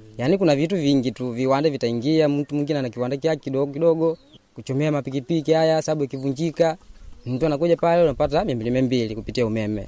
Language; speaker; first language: Swahili; non-native, local second language; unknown